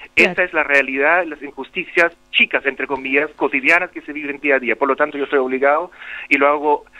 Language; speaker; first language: Spanish; non-native, local second language; German